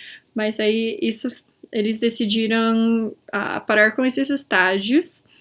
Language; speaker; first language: Portuguese; early bilingual, heritage; Portuguese